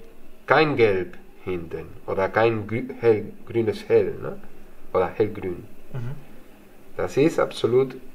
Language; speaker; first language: German; non-native, fluent; Spanish